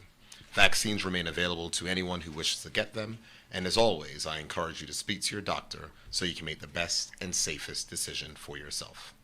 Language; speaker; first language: English; native; English